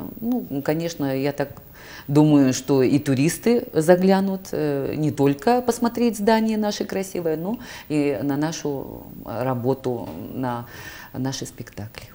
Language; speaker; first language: Russian; native; Russian